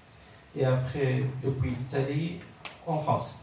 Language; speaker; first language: French; non-native, learner; Arabic